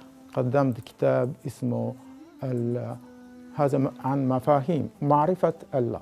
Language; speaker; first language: Arabic; non-native, fluent; Japanese